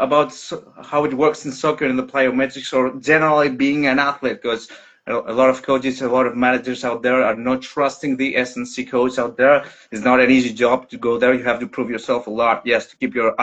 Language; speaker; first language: English; non-native, learner; Greek